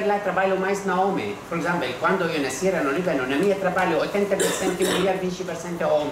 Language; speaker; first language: Portuguese; non-native, learner; Arabic